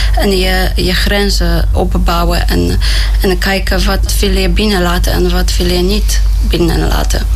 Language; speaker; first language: Dutch; non-native, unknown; Polish